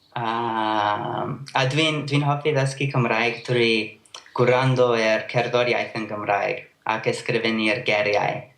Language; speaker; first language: Welsh; non-native, learner; English